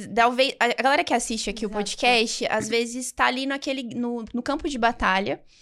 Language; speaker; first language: Portuguese; native; Portuguese